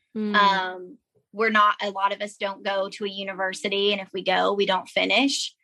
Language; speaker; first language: English; native; English